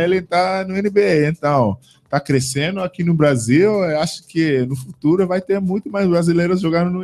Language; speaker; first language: Portuguese; non-native, fluent; English